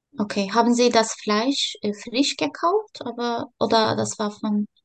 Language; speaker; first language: German; non-native, learner; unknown